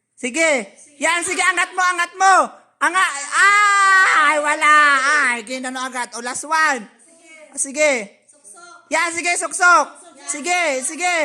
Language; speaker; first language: Filipino; non-native, local second language; Cebuano